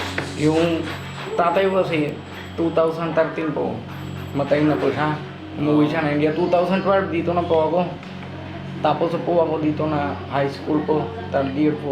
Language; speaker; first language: Filipino; non-native, learner; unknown